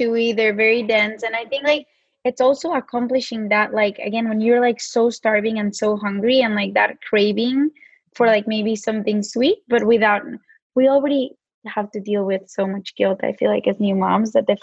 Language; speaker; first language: English; non-native, fluent; Spanish